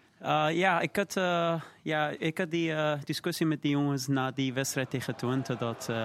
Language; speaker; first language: Dutch; non-native, learner; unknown